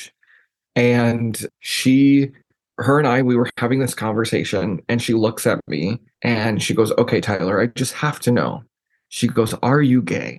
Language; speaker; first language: English; native; English